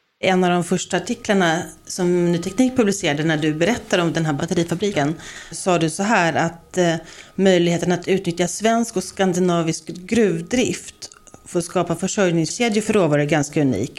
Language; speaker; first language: Swedish; native; Swedish